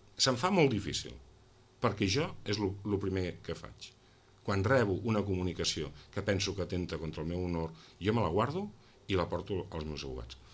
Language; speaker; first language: Catalan; non-native, local second language; Spanish